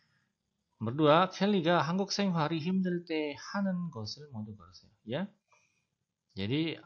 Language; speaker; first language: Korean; non-native, fluent; Indonesian